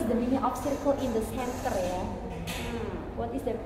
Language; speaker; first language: English; non-native, learner; Indonesian